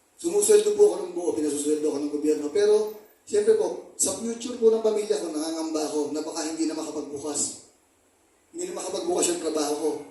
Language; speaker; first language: Filipino; native; Filipino